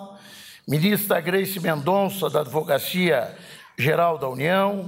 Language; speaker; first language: Portuguese; native; Portuguese